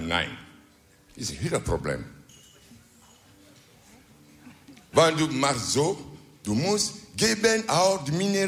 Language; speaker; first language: Dutch; non-native, learner; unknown